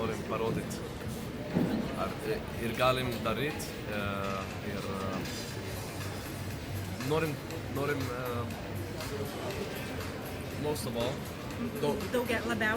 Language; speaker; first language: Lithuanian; non-native, learner; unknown